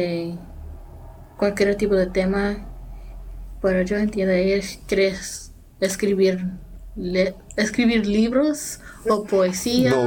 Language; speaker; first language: Spanish; non-native, learner; English